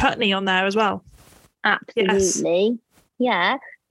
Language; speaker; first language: English; native; English